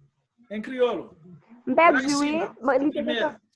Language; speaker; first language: Portuguese; non-native, fluent; Haitian Creole